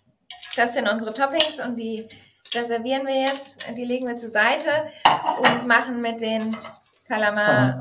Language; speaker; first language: German; native; German